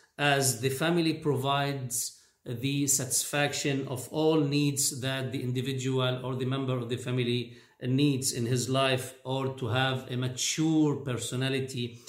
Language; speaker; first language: English; non-native, fluent; Arabic